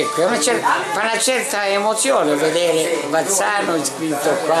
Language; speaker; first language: Italian; native; Italian